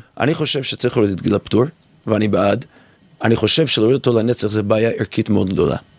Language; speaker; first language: Hebrew; non-native, fluent; English